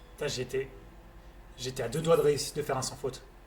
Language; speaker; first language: French; native; French